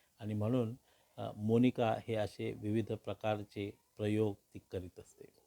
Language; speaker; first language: Marathi; non-native, local second language; Hindi